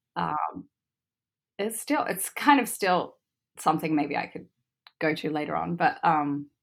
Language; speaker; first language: English; native; English